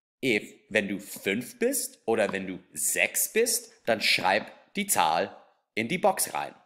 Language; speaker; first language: German; non-native, fluent; English